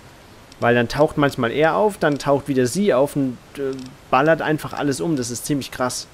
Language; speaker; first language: German; native; German